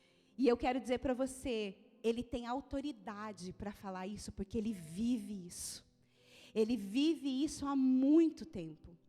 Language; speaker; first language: Portuguese; native; Portuguese